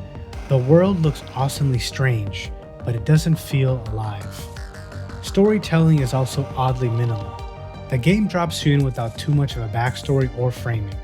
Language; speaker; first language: English; native; English